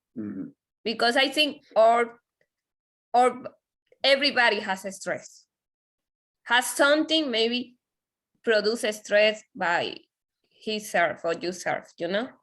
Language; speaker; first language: English; non-native, learner; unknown